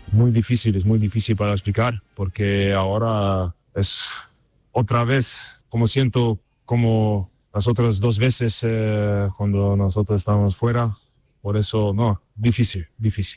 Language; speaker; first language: Spanish; non-native, learner; German